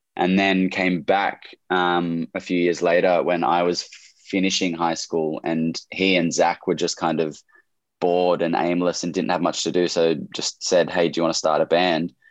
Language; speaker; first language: English; native; English